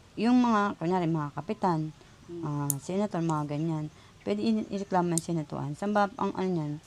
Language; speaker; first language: Filipino; non-native, local second language; Cebuano